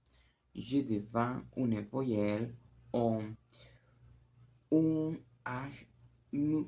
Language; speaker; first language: French; non-native, learner; Spanish